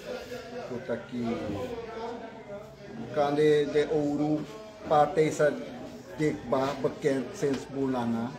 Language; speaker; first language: Dutch; non-native, local second language; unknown